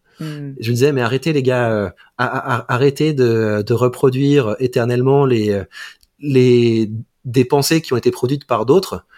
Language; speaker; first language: French; native; French